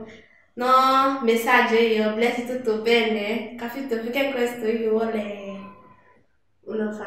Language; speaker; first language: Italian; non-native, learner; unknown